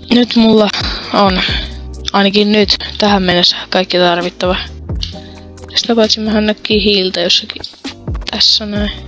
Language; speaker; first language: Finnish; native; Finnish